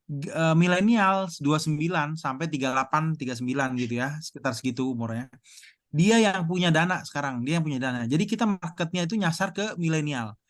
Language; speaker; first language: Indonesian; native; Indonesian